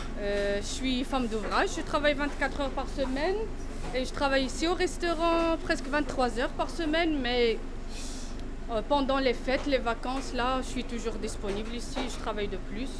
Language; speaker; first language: French; non-native, local second language; Arabic